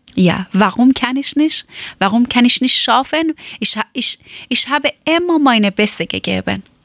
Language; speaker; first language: German; non-native, learner; Persian